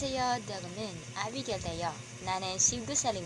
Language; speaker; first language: Korean; non-native, learner; Filipino